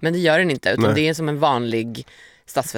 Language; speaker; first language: Swedish; native; Swedish